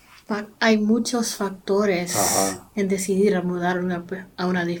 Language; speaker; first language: Spanish; non-native, learner; English